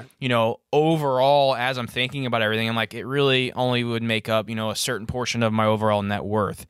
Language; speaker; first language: English; native; English